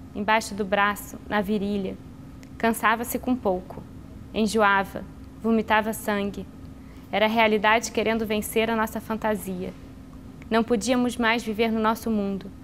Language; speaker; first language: Portuguese; native; Portuguese